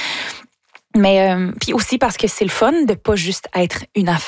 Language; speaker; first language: French; native; French